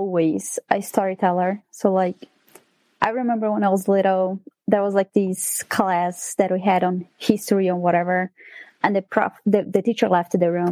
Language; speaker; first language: English; non-native, fluent; Portuguese